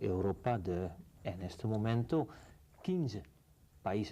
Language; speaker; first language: Spanish; non-native, fluent; Dutch